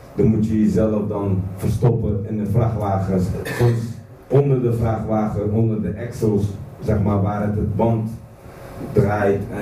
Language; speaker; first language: Dutch; non-native, fluent; Kurdish